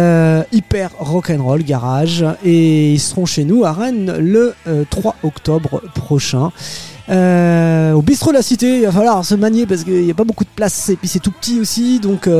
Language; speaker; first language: French; native; French